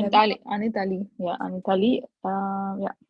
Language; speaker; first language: French; non-native, learner; Russian